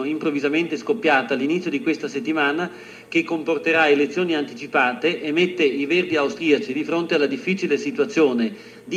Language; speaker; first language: Italian; native; Italian